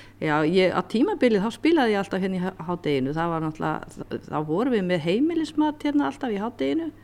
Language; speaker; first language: Icelandic; native; Icelandic